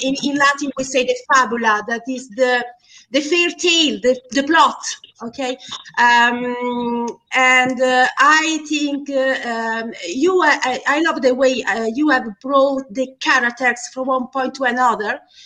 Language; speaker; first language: English; non-native, fluent; Italian